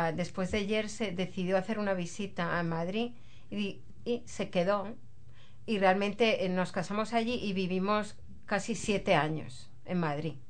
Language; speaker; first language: Spanish; native; Spanish